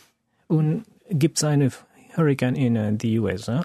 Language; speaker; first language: German; non-native, fluent; Spanish